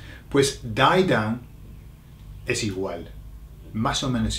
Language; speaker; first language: Spanish; non-native, fluent; English